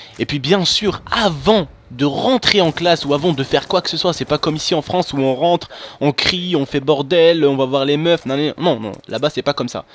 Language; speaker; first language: French; non-native, local second language; Arabic